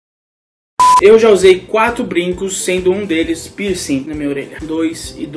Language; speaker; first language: Portuguese; native; Portuguese